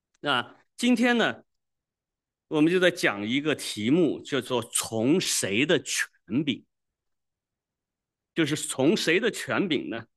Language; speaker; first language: Chinese; native; Chinese